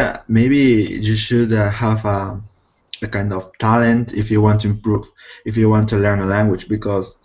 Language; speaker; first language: English; non-native, fluent; Spanish